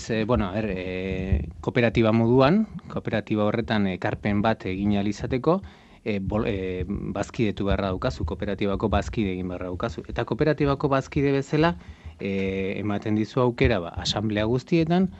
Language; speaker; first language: Basque; native; Basque